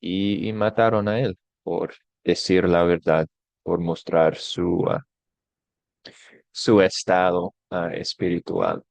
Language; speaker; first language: Spanish; non-native, fluent; English